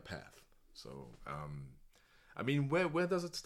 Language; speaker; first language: English; non-native, fluent; German